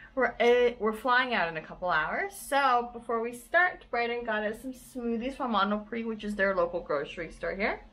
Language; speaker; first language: English; early bilingual, other home language; Vietnamese